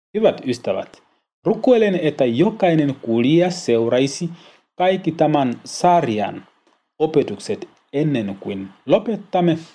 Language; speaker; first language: Finnish; non-native, learner; Swahili